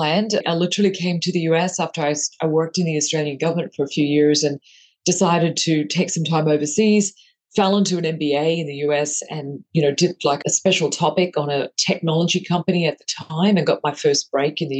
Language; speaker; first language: English; native; English